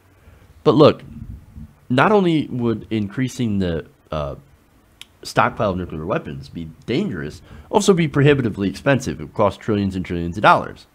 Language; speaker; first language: English; native; English